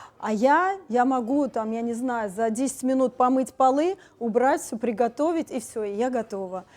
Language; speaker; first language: Russian; native; Russian